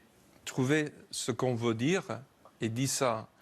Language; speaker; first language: French; non-native, learner; English